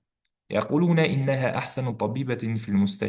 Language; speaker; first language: Arabic; non-native, fluent; Uzbek